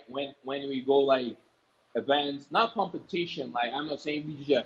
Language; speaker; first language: English; non-native, fluent; Portuguese